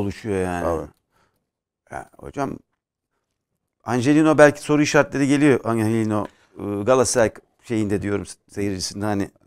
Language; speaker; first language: Turkish; native; Turkish